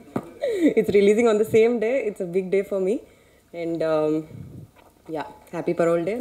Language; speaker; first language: Tamil; non-native, learner; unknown